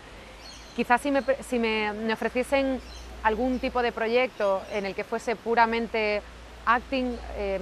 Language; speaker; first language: Spanish; native; Spanish